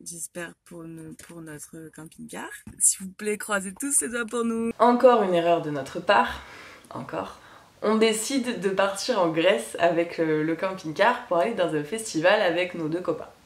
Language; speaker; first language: French; native; French